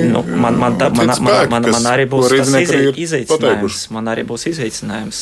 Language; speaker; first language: Latvian; non-native, local second language; Russian